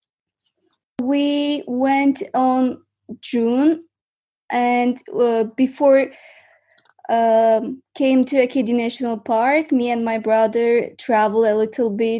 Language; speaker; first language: English; non-native, fluent; Azerbaijani